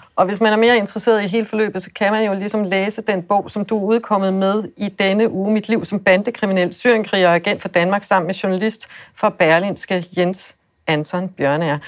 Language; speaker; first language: Danish; native; Danish